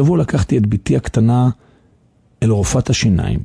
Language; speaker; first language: Hebrew; native; Hebrew